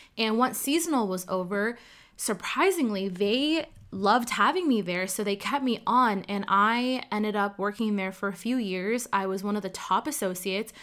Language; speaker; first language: English; early bilingual, other home language; Cantonese